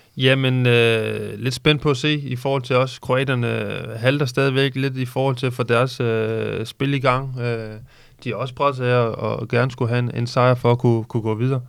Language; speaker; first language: Danish; native; Danish